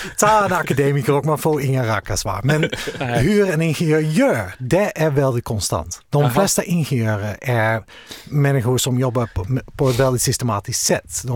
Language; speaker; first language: Swedish; non-native, fluent; Dutch